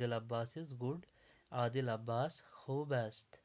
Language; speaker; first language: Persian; non-native, fluent; Urdu